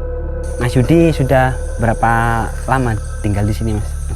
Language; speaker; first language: Indonesian; native; Indonesian